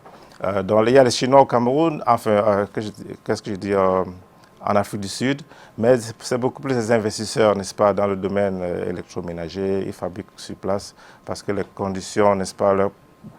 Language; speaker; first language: French; native; French